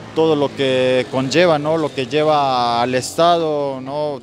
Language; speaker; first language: Spanish; native; Spanish